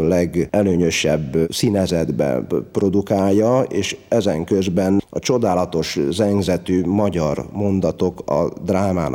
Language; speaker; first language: Hungarian; native; Hungarian